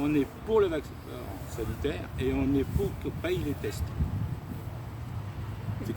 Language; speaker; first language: French; native; French